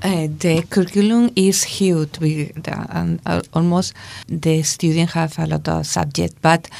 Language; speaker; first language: English; non-native, learner; Spanish